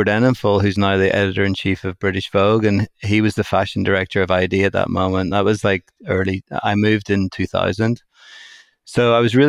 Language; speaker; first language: English; native; English